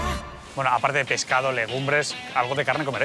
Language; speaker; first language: Spanish; native; Spanish